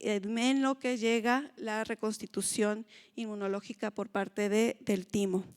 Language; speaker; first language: Spanish; native; Spanish